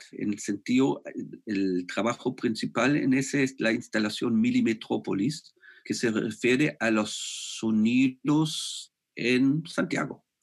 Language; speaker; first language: Spanish; non-native, fluent; German